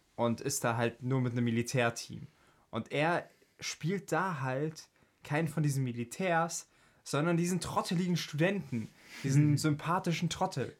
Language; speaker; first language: German; native; German